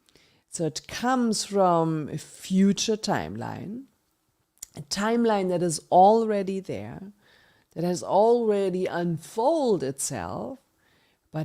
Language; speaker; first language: English; non-native, fluent; German